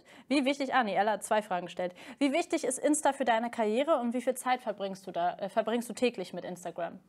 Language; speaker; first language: German; native; German